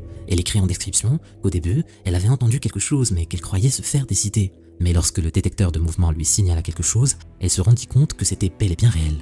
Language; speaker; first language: French; native; French